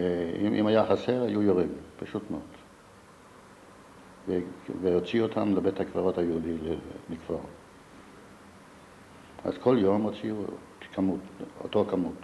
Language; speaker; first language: Hebrew; non-native, fluent; Yiddish